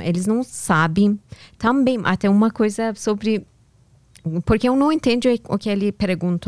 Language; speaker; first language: Portuguese; non-native, learner; Persian